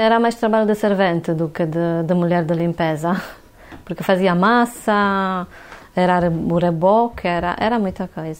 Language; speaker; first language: Portuguese; non-native, fluent; Romanian